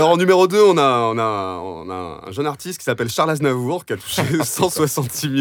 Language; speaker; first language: French; native; French